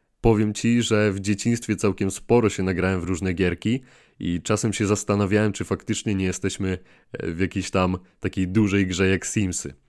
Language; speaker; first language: Polish; native; Polish